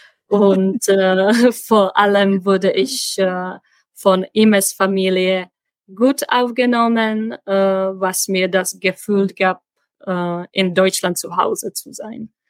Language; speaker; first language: German; non-native, learner; Czech